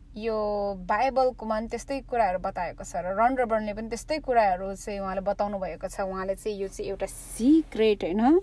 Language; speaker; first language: Nepali; early bilingual, heritage; Nepali